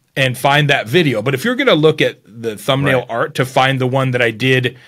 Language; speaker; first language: English; native; English